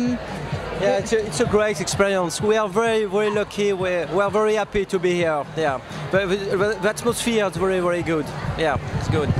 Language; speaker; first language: English; non-native, fluent; French